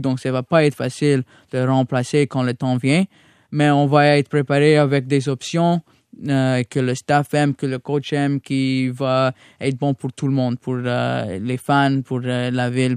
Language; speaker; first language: French; non-native, local second language; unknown